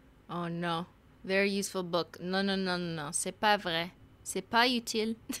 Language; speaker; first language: French; non-native, learner; English